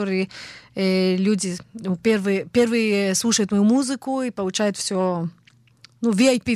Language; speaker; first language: Russian; early bilingual, heritage; Russian